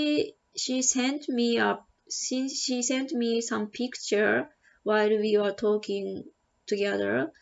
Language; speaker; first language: English; non-native, learner; Japanese